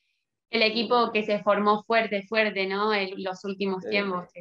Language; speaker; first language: Spanish; native; Spanish